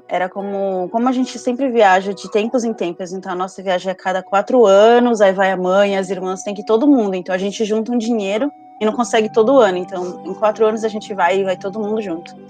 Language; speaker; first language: Portuguese; early bilingual, other home language; Spanish